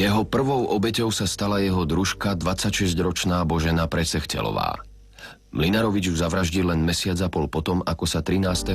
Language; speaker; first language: Slovak; native; Slovak